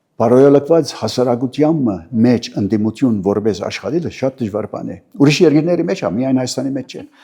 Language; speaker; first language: Armenian; early bilingual, heritage; Armenian